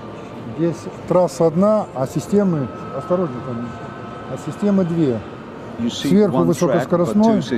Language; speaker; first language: Russian; native; Russian